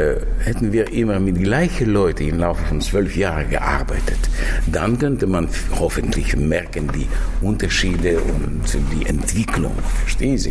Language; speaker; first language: German; non-native, fluent; Russian